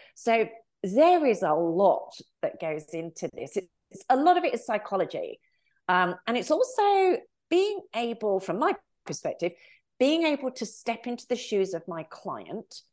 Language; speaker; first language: English; native; English